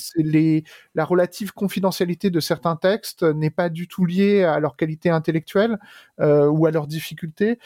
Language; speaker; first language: French; native; French